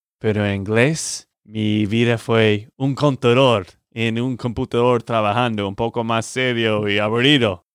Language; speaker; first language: Spanish; non-native, fluent; English